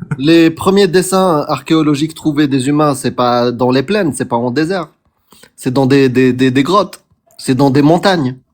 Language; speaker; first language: French; non-native, local second language; Arabic